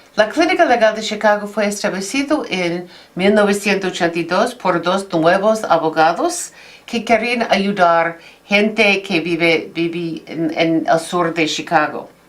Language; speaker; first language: Spanish; non-native, learner; English